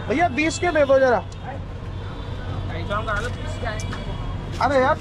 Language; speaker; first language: Portuguese; non-native, learner; Hindi